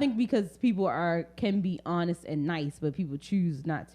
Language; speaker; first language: English; native; English